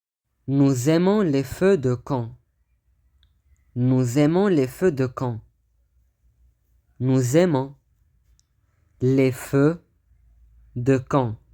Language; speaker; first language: French; non-native, fluent; Arabic